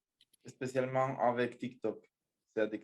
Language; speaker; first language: French; non-native, fluent; Spanish